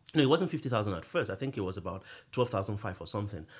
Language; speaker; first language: English; non-native, local second language; Yoruba